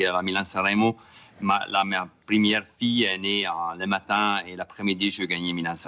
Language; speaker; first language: French; non-native, fluent; Italian